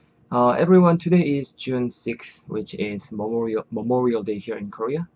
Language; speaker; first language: English; non-native, fluent; Korean